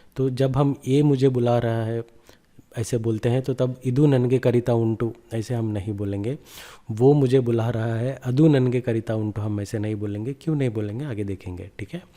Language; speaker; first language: Hindi; non-native, local second language; Kannada